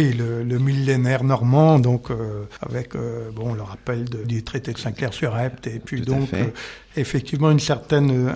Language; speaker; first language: French; native; French